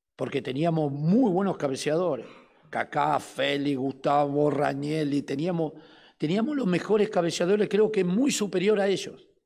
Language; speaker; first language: Spanish; native; Spanish